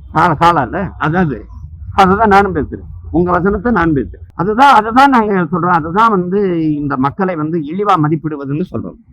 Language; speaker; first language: Tamil; native; Tamil